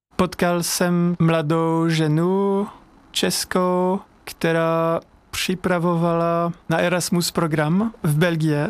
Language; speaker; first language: Czech; non-native, fluent; French